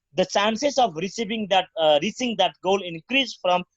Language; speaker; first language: English; non-native, local second language; Nepali